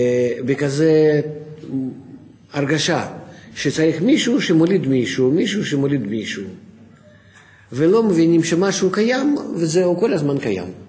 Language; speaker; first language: Hebrew; non-native, fluent; Russian